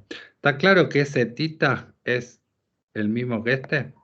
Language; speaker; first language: Spanish; native; Spanish